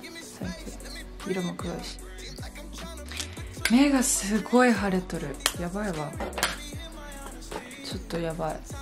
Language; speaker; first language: Japanese; native; Japanese